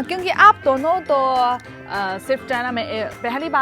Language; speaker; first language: Hindi; non-native, fluent; Chinese